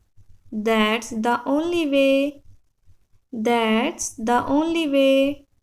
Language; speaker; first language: English; non-native, local second language; Hindi